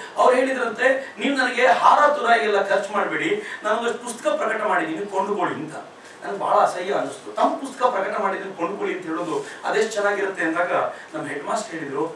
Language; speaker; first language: Kannada; native; Kannada